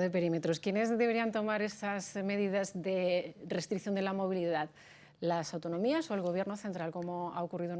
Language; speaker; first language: Spanish; native; Spanish